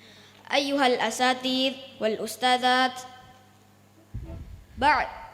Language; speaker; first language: Arabic; non-native, learner; Indonesian